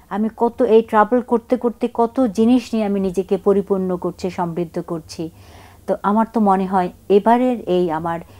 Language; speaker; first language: Bangla; non-native, local second language; Chakma